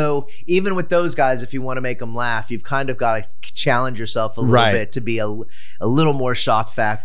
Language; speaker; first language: English; native; English